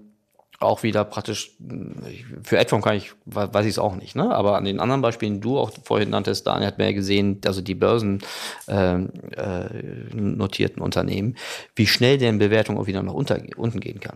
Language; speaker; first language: German; native; German